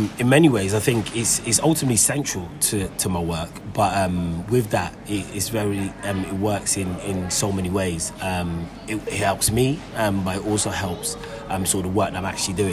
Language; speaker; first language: English; native; English